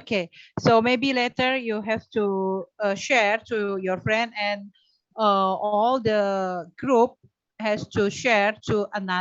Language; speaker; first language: English; non-native, fluent; Indonesian